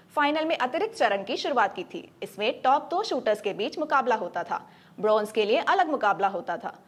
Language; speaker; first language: Hindi; non-native, local second language; Malayalam